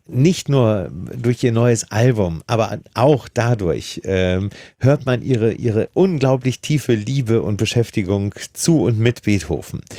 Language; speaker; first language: German; native; German